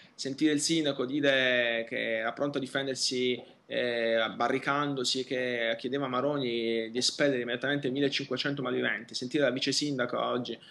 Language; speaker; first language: Italian; native; Italian